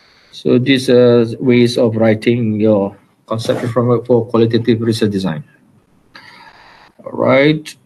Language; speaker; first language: English; non-native, local second language; Malay